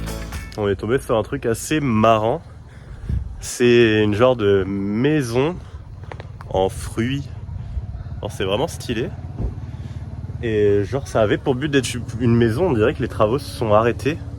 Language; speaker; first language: French; native; French